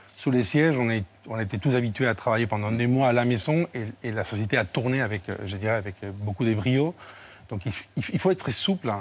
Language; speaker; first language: French; non-native, fluent; Spanish